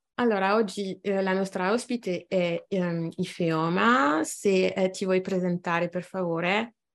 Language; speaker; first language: Italian; non-native, fluent; French